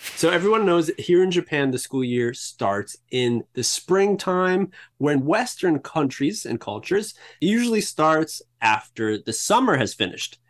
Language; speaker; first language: English; native; English